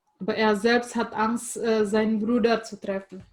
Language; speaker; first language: German; non-native, fluent; Indonesian